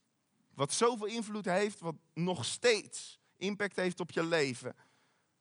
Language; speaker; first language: Dutch; native; Dutch